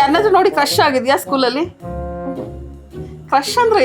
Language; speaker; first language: Kannada; native; Kannada